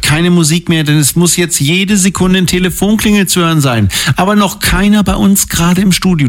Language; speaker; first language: German; native; German